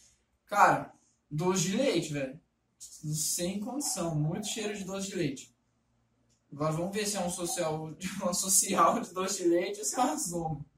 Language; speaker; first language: Portuguese; native; Portuguese